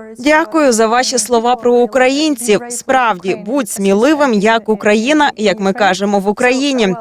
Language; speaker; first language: Ukrainian; native; Ukrainian